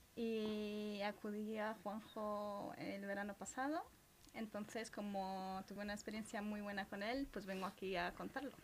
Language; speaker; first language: Spanish; early bilingual, other home language; Romanian